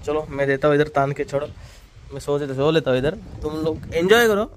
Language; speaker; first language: Hindi; non-native, local second language; Marathi